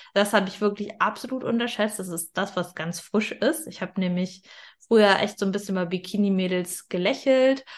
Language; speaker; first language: German; native; German